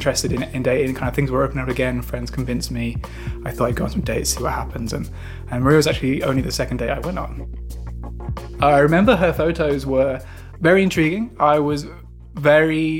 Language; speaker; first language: English; native; English